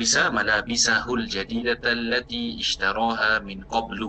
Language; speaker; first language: Arabic; non-native, learner; Malay